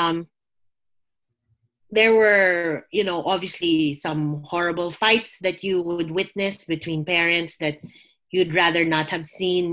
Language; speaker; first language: English; non-native, local second language; Filipino